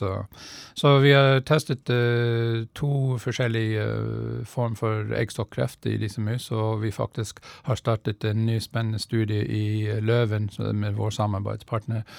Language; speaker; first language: Norwegian; non-native, fluent; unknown